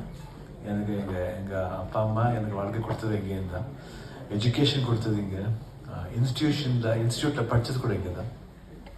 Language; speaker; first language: Tamil; non-native, local second language; Kannada